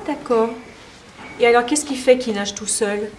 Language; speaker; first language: French; native; French